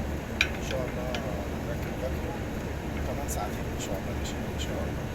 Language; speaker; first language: Arabic; native; Arabic